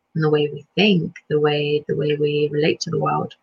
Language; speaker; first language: English; early bilingual, other home language; Lithuanian